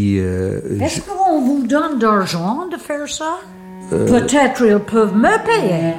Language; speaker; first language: French; non-native, fluent; English